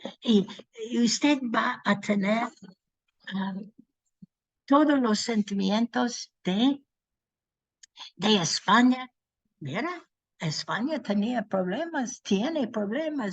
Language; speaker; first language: Spanish; non-native, learner; English